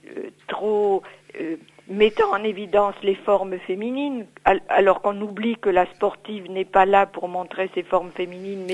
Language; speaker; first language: French; native; French